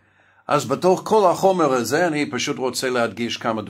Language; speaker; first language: Hebrew; non-native, fluent; English